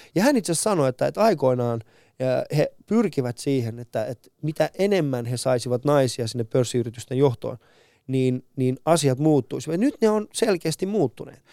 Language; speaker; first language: Finnish; early bilingual, other home language; Persian